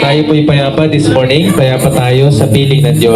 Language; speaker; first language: Filipino; native; Filipino